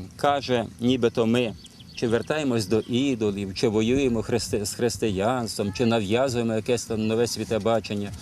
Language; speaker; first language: Ukrainian; native; Ukrainian